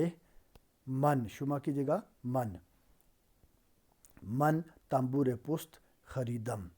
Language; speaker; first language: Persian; non-native, fluent; Urdu